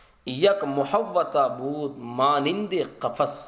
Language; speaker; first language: Persian; non-native, fluent; Urdu